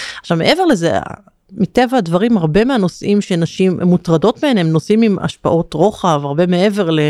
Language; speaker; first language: Hebrew; native; Hebrew